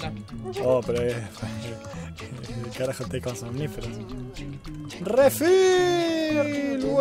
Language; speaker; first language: Spanish; native; Spanish